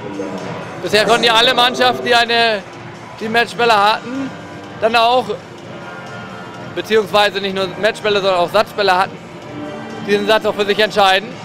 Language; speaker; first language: German; native; German